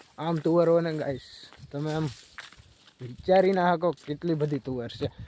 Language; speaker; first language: Gujarati; non-native, local second language; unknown